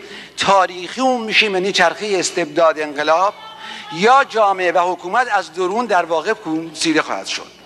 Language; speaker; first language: Persian; native; Persian